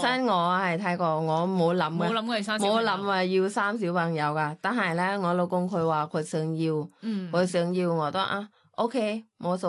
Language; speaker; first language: Cantonese; non-native, learner; Thai